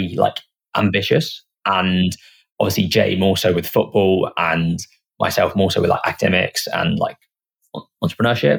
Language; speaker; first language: English; native; English